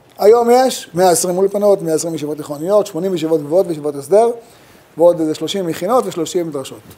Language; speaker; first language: Hebrew; native; Hebrew